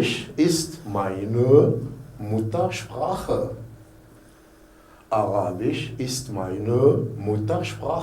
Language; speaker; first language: German; non-native, fluent; Arabic